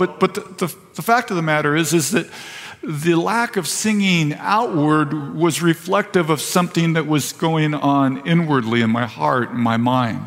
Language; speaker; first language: English; native; English